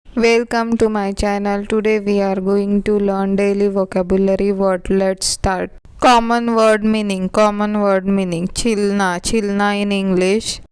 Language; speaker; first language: English; non-native, local second language; Hindi